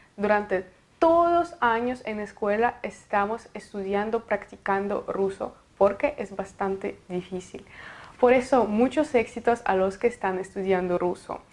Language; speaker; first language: Spanish; non-native, fluent; Russian